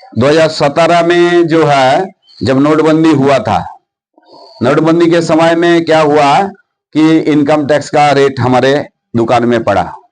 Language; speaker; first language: Hindi; non-native, local second language; Bangla